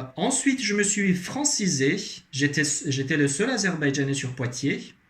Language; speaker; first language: French; non-native, fluent; Azerbaijani